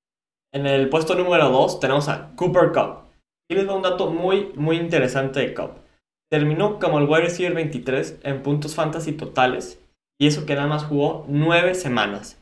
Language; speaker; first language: Spanish; native; Spanish